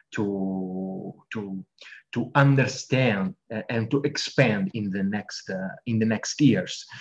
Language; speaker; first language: English; non-native, fluent; Italian